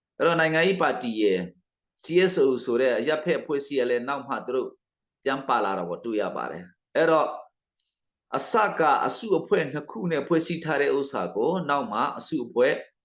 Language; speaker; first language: Burmese; non-native, local second language; Hakha Chin